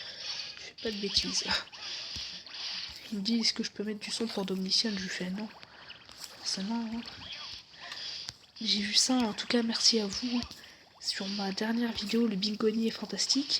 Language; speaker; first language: French; native; French